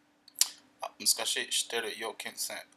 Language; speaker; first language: Japanese; non-native, learner; English